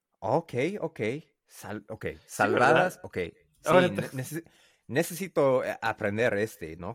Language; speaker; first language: Spanish; non-native, learner; English